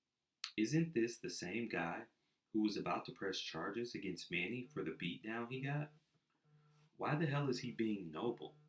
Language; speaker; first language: English; native; English